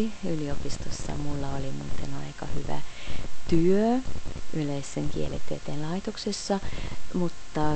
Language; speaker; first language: Finnish; non-native, fluent; Hungarian